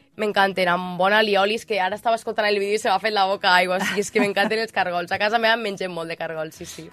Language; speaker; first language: Catalan; native; Catalan